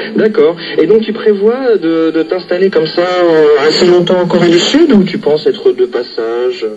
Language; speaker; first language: French; native; French